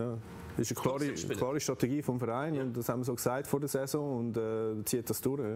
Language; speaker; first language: German; native; German